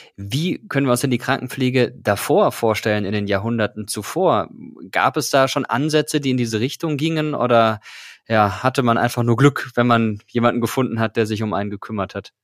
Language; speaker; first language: German; native; German